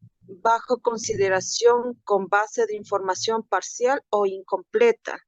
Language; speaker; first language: Spanish; native; Spanish